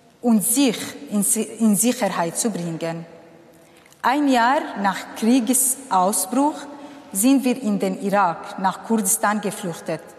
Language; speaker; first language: German; non-native, fluent; Kurdish